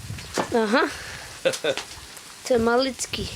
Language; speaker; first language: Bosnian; early bilingual, heritage; English